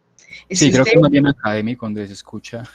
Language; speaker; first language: Spanish; native; Spanish